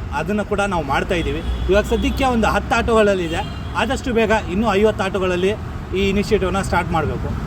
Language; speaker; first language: Kannada; non-native, local second language; Urdu